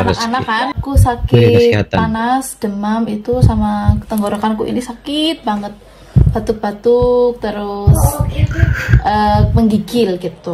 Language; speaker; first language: Indonesian; non-native, local second language; Javanese